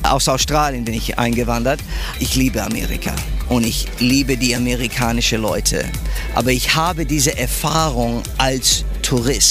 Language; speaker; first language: German; non-native, fluent; English